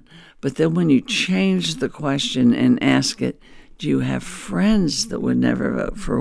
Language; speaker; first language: English; native; English